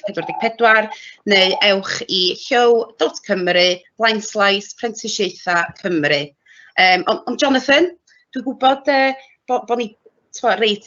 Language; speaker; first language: Welsh; native; Welsh